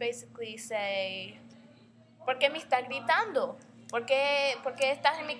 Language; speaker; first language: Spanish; early bilingual, heritage; English